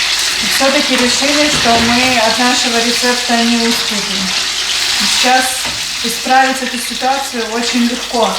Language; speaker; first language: Russian; native; Russian